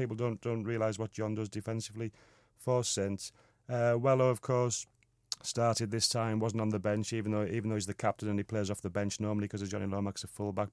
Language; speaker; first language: English; native; English